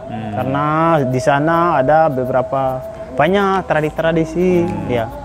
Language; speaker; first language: Indonesian; non-native, fluent; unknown